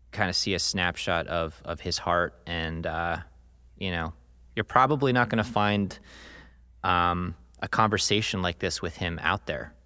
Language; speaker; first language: English; native; English